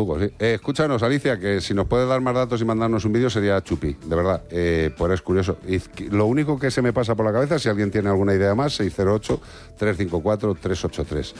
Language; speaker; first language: Spanish; native; Spanish